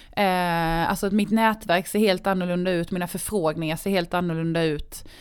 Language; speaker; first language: Swedish; native; Swedish